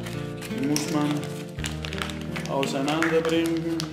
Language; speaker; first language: German; non-native, fluent; Italian